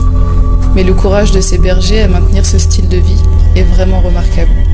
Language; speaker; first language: French; native; French